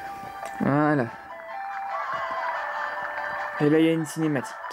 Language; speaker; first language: French; native; French